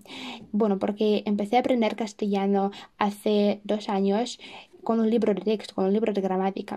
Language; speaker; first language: Spanish; non-native, fluent; Russian